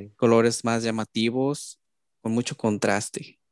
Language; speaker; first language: Spanish; native; Spanish